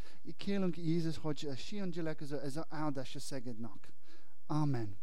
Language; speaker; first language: Hungarian; non-native, learner; English